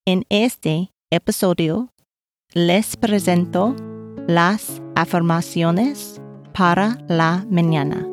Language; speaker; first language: Spanish; non-native, learner; English